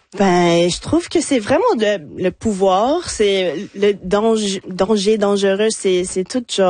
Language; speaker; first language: French; non-native, local second language; English